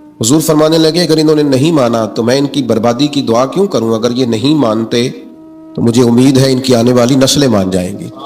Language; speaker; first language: Urdu; native; Urdu